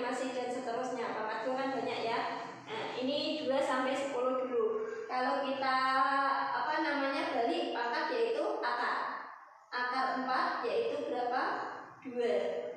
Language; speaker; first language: Indonesian; native; Indonesian